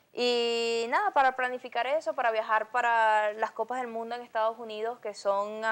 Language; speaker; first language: Spanish; native; Spanish